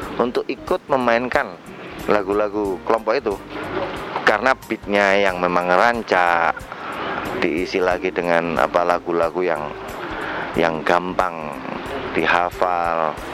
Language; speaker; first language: Indonesian; native; Indonesian